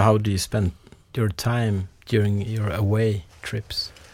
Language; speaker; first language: English; non-native, fluent; Swedish